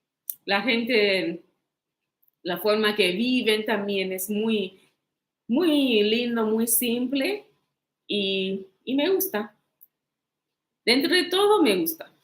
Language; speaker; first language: Spanish; non-native, fluent; English